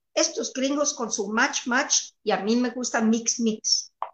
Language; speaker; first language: Spanish; early bilingual, heritage; Spanish